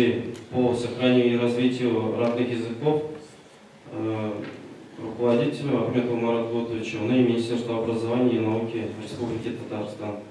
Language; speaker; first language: Russian; non-native, local second language; Tatar